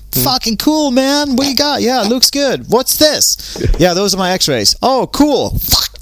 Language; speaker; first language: English; non-native, fluent; Swedish